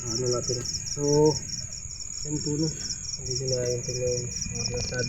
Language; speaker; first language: Filipino; non-native, local second language; Cebuano